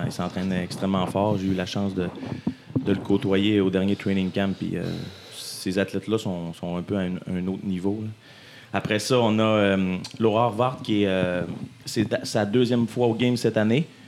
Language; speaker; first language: French; native; French